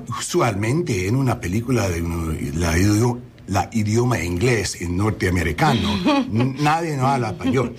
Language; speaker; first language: Spanish; non-native, learner; English